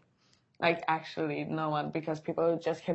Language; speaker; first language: English; non-native, fluent; Swedish